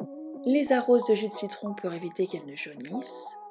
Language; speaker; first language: French; native; French